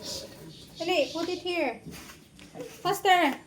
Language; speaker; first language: English; non-native, local second language; Cebuano